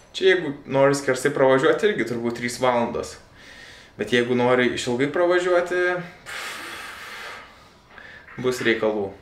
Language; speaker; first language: Lithuanian; native; Lithuanian